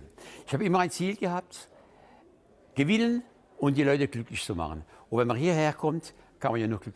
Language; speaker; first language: German; non-native, fluent; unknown